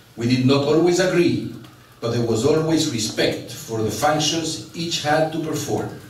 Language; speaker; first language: English; non-native, fluent; Spanish